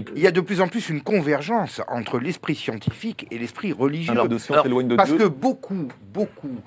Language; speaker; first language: French; native; French